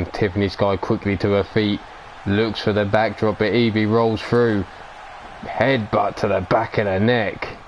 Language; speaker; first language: English; native; English